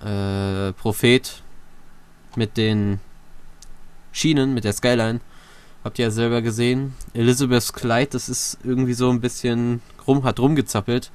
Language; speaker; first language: German; native; German